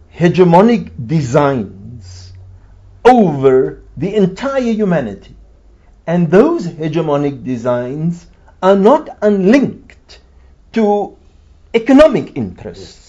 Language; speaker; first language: English; non-native, local second language; Afrikaans